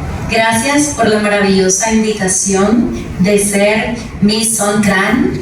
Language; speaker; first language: Spanish; native; Spanish